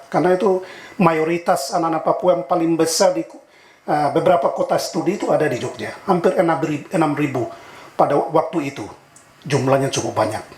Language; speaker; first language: Indonesian; native; Indonesian